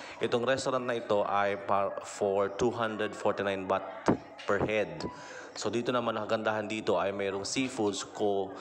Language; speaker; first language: Filipino; native; Filipino